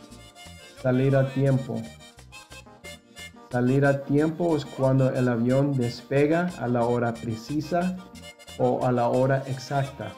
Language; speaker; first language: Spanish; non-native, fluent; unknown